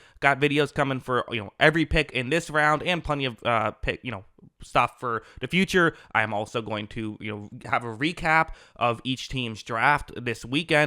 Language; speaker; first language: English; native; English